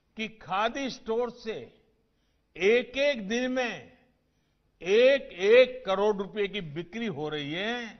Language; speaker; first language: Hindi; non-native, local second language; Gujarati